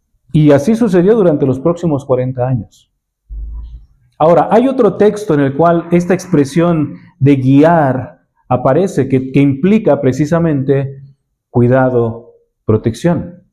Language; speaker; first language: Spanish; native; Spanish